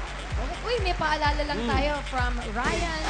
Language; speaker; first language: Filipino; native; Filipino